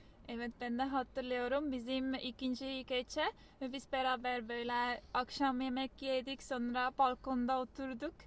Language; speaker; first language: Turkish; non-native, fluent; Estonian